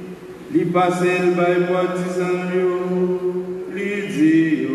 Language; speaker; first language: French; non-native, local second language; Haitian Creole